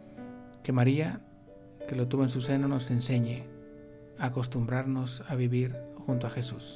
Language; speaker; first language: Spanish; native; Spanish